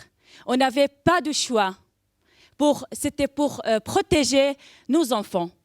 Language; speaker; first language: French; non-native, learner; Aramaic